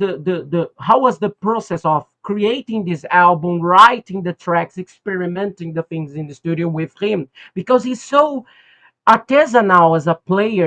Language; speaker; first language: English; non-native, fluent; Portuguese